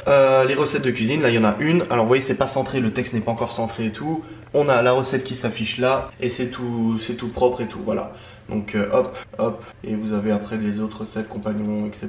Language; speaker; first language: French; native; French